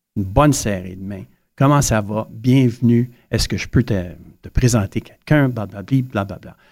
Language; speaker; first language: French; native; French